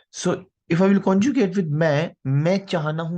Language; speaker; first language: English; non-native, local second language; Hindi